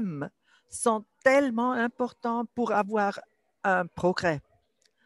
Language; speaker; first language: French; non-native, local second language; German